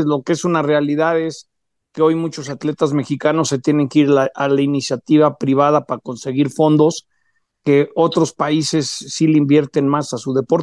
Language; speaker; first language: Spanish; native; Spanish